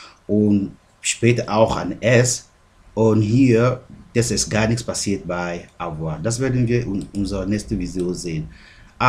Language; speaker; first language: German; non-native, fluent; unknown